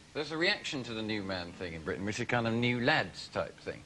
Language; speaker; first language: English; native; English